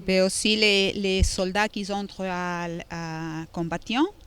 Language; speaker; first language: French; non-native, fluent; Spanish